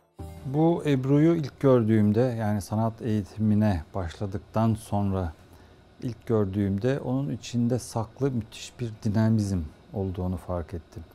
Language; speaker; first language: Turkish; native; Turkish